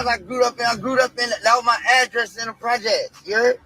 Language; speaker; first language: English; native; English